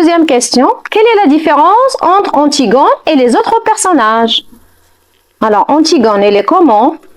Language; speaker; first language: French; non-native, fluent; Arabic